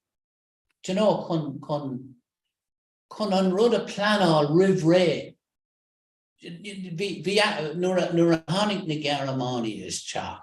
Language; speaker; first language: Irish; non-native, local second language; English